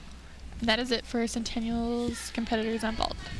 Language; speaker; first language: English; native; English